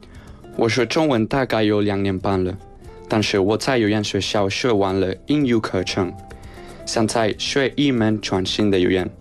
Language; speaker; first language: Chinese; non-native, fluent; Spanish